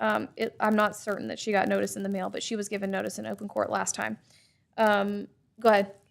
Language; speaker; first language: English; native; English